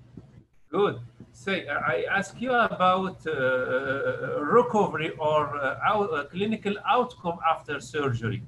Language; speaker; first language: English; non-native, learner; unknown